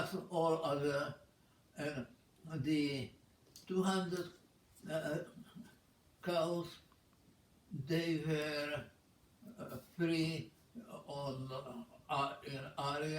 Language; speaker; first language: English; non-native, fluent; Czech